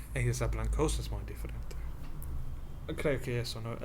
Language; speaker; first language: Spanish; non-native, learner; English